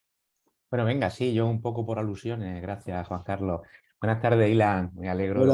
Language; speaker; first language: Spanish; native; Spanish